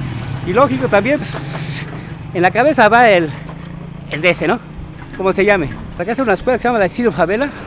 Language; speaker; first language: Spanish; native; Spanish